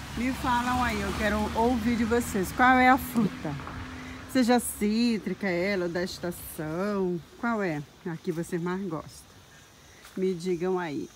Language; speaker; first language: Portuguese; native; Portuguese